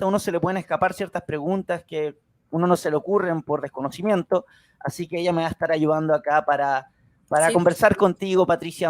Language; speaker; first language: Spanish; native; Spanish